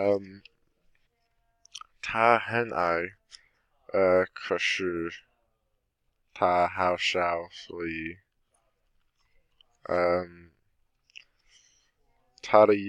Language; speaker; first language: Chinese; non-native, learner; English